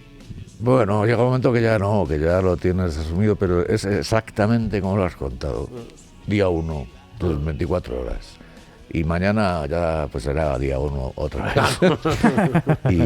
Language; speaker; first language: Spanish; native; Spanish